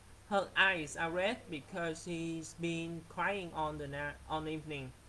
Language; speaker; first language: English; non-native, fluent; Vietnamese